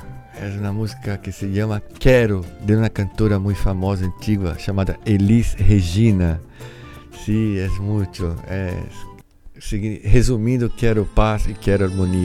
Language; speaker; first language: Spanish; non-native, learner; Portuguese